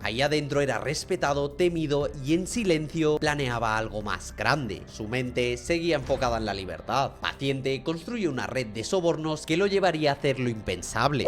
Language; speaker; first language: Spanish; native; Spanish